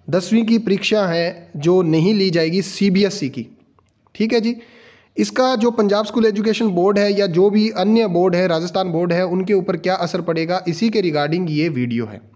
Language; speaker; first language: Hindi; non-native, local second language; Punjabi